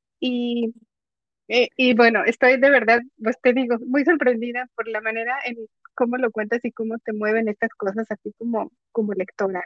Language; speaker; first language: Spanish; native; Spanish